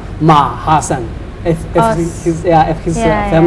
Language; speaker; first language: English; non-native, fluent; Chinese